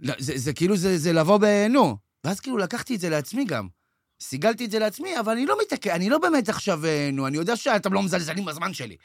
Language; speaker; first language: Hebrew; native; Hebrew